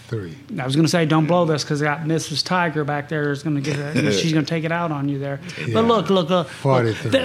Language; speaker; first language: English; native; English